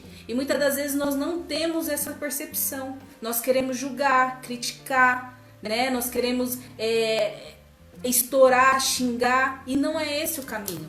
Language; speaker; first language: Portuguese; native; Portuguese